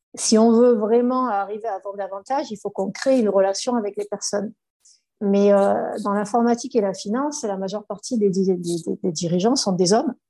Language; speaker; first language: French; native; French